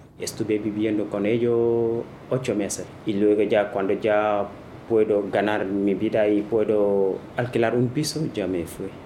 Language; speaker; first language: Spanish; non-native, fluent; Wolof